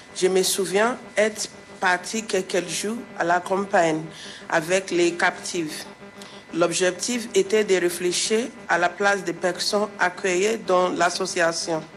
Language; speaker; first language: French; non-native, fluent; English